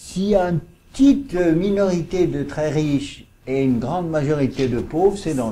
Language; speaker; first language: French; native; French